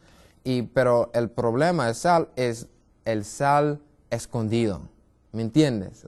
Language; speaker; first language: Spanish; non-native, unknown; English